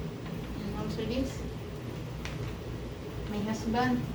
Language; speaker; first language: English; non-native, learner; Filipino